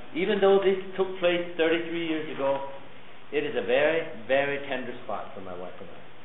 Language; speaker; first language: English; early bilingual, other home language; Pennsylvania German